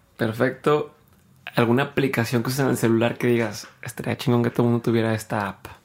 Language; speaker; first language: Spanish; native; Spanish